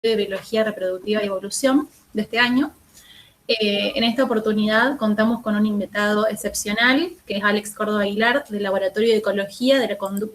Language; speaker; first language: Spanish; native; Spanish